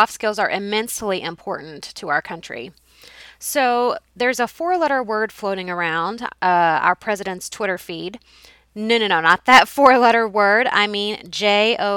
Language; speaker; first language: English; native; English